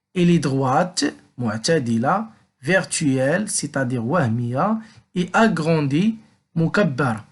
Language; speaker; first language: French; non-native, local second language; Arabic